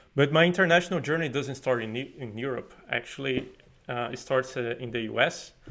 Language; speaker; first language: English; non-native, fluent; Portuguese